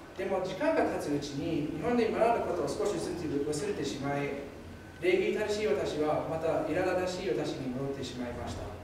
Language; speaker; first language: Japanese; non-native, fluent; English